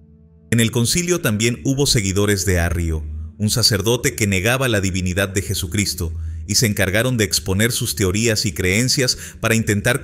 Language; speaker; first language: Spanish; native; Spanish